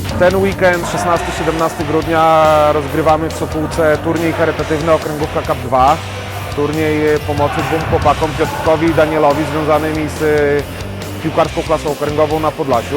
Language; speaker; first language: Polish; native; Polish